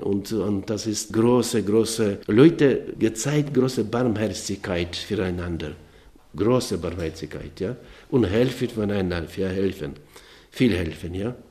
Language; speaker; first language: German; non-native, learner; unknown